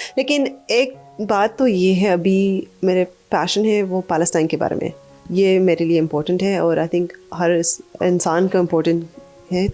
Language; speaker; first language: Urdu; early bilingual, heritage; Urdu